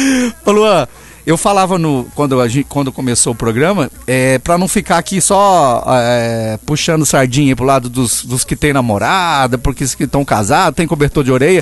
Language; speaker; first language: Portuguese; native; Portuguese